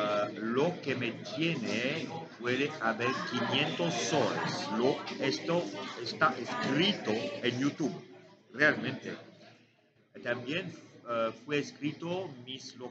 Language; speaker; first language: Spanish; non-native, learner; French